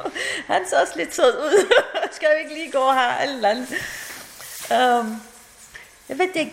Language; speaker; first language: Danish; non-native, fluent; Persian